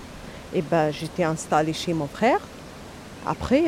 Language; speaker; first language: French; non-native, local second language; Arabic